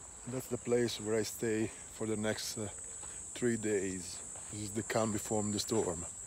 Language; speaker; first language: English; non-native, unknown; Italian